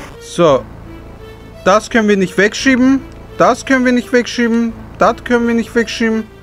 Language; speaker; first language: German; native; German